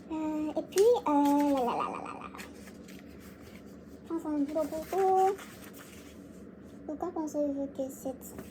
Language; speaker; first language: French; non-native, learner; Korean